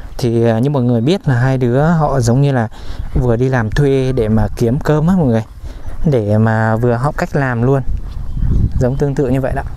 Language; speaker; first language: Vietnamese; non-native, local second language; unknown